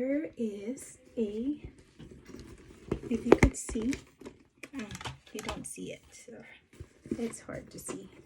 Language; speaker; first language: English; non-native, fluent; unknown